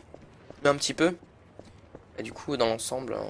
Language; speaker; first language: French; native; French